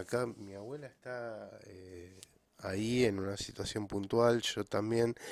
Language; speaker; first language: Spanish; native; Spanish